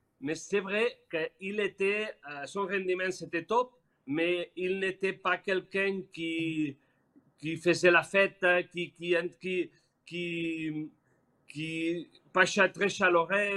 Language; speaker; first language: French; non-native, learner; Spanish